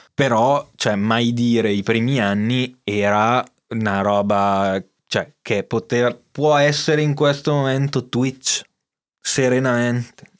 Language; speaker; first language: Italian; native; Italian